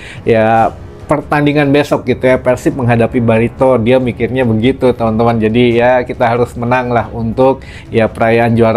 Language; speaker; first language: Indonesian; native; Indonesian